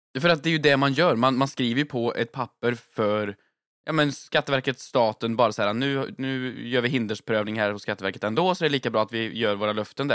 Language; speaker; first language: Swedish; native; Swedish